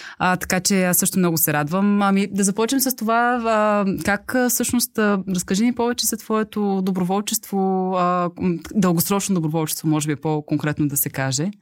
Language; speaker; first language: Bulgarian; native; Bulgarian